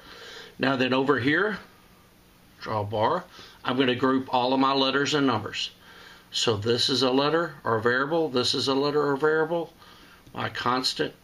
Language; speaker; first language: English; native; English